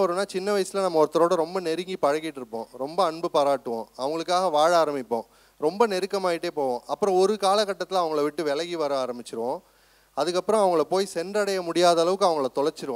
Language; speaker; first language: Tamil; native; Tamil